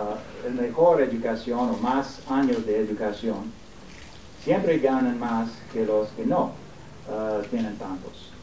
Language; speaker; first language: Spanish; non-native, fluent; English